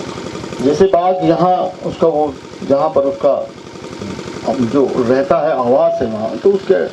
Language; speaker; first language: Hindi; native; Hindi